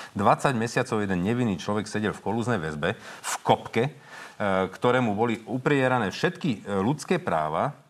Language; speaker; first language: Slovak; native; Slovak